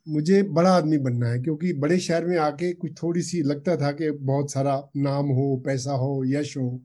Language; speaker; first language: Hindi; non-native, local second language; Punjabi